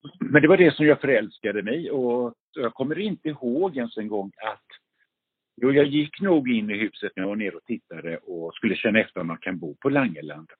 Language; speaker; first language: Swedish; early bilingual, other home language; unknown